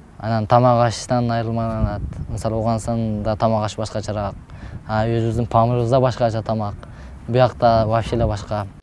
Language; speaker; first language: Kyrgyz; early bilingual, heritage; Kyrgyz